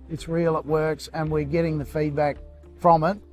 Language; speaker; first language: English; native; English